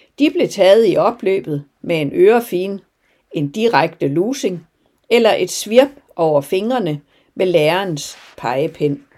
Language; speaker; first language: Danish; native; Danish